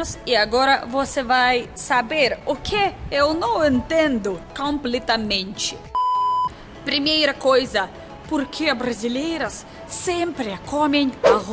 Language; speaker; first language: Portuguese; non-native, learner; Russian